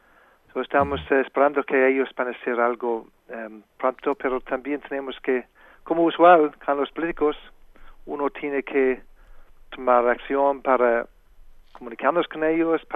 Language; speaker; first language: Spanish; non-native, fluent; English